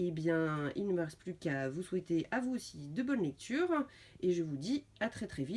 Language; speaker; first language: French; native; French